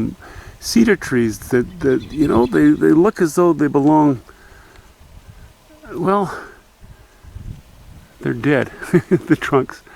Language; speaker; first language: English; native; English